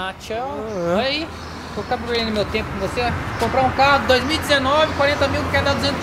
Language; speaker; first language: Portuguese; native; Portuguese